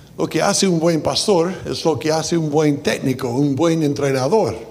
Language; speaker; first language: Spanish; non-native, fluent; English